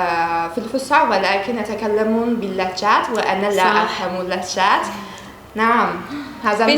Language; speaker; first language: Arabic; non-native, learner; Turkish